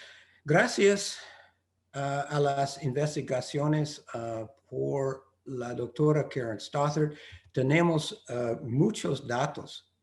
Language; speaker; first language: Spanish; non-native, fluent; English